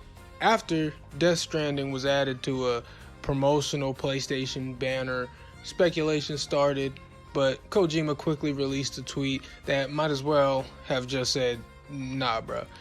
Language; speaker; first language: English; native; English